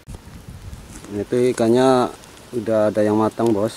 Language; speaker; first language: Indonesian; native; Indonesian